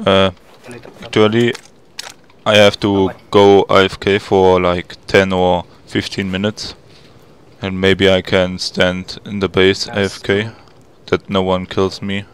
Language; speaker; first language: English; non-native, fluent; German